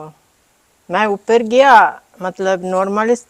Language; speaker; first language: Hindi; non-native, learner; Italian